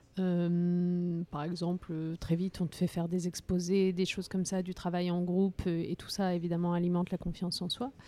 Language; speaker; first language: French; early bilingual, other home language; Riffian